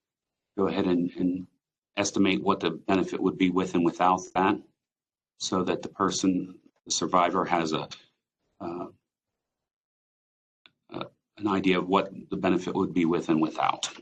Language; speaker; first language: English; native; English